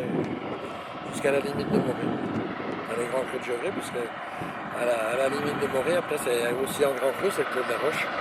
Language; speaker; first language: French; native; French